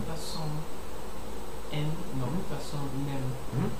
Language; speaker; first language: French; non-native, learner; English